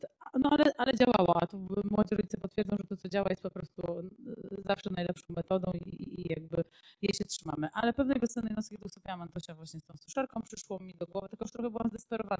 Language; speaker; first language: Polish; native; Polish